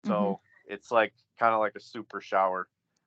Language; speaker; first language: English; native; English